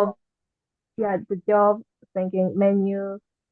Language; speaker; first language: English; non-native, learner; Japanese